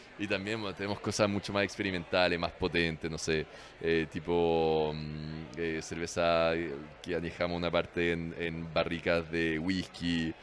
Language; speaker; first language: Spanish; non-native, fluent; French